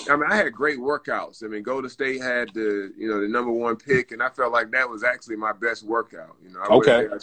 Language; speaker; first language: English; native; English